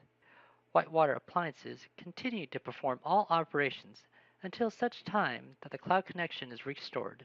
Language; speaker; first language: English; native; English